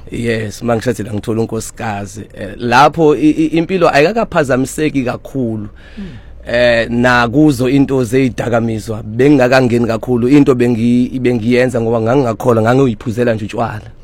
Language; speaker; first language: Zulu; non-native, local second language; Xhosa